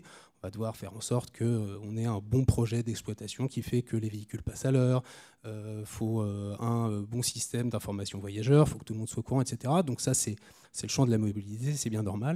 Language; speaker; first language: French; native; French